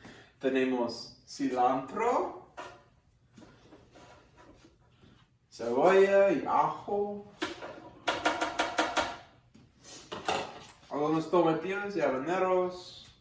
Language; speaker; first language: Spanish; non-native, learner; English